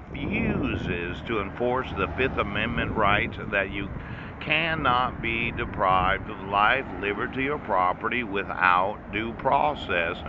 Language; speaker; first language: English; native; English